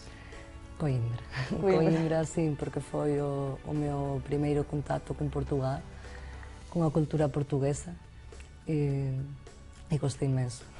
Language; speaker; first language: Portuguese; non-native, fluent; Spanish